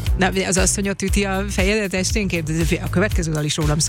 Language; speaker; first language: Hungarian; native; Hungarian